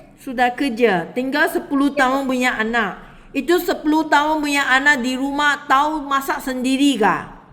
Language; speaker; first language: Malay; non-native, local second language; Chinese